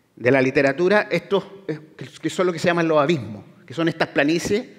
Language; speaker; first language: Spanish; native; Spanish